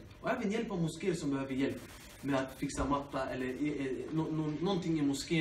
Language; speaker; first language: Swedish; early bilingual, other home language; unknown